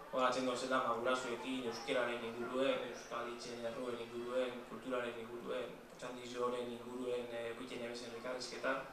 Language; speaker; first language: Basque; native; Basque